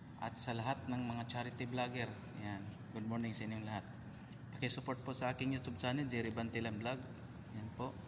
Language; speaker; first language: Filipino; non-native, local second language; Cebuano